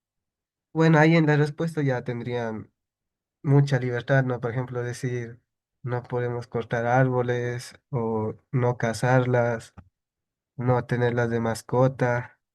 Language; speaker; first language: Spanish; non-native, local second language; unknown